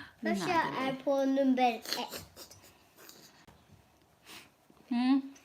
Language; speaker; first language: Swedish; early bilingual, other home language; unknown